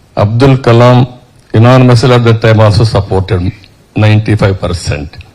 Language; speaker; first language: English; non-native, local second language; Telugu